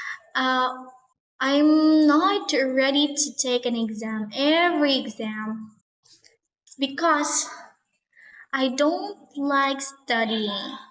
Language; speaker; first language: English; non-native, fluent; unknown